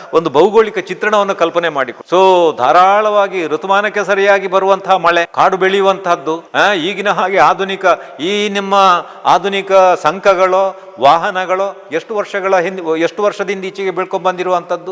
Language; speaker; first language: Kannada; non-native, local second language; Tulu